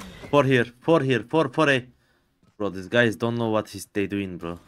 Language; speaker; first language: English; non-native, fluent; Turkish